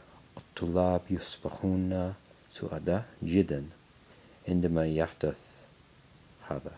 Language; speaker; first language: Arabic; non-native, learner; English